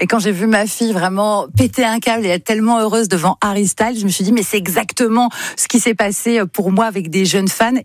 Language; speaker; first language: French; native; French